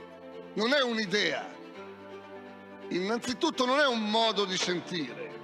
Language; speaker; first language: Italian; native; Italian